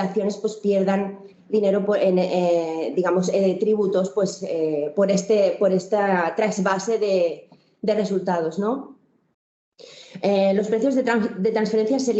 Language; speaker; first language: Spanish; native; Spanish